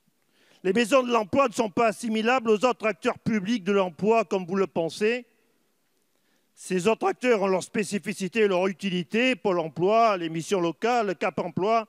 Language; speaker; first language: French; native; French